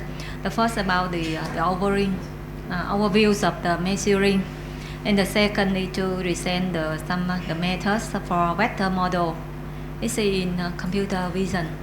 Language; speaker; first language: English; non-native, learner; Vietnamese